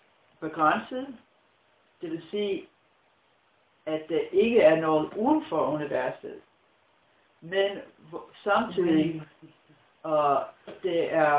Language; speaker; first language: Danish; non-native, fluent; English